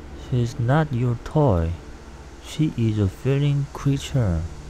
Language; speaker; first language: English; non-native, learner; Korean